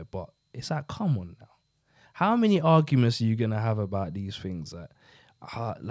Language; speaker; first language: English; native; English